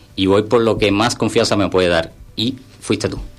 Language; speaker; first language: Spanish; native; Spanish